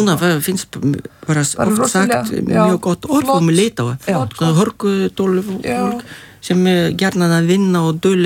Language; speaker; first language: Icelandic; non-native, fluent; Lithuanian